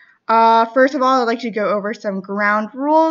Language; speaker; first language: English; native; English